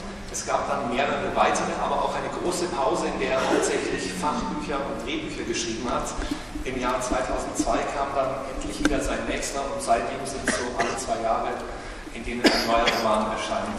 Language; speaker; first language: German; native; German